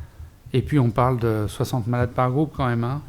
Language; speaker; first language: French; native; French